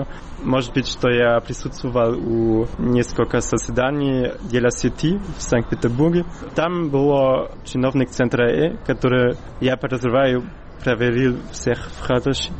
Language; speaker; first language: Russian; non-native, fluent; German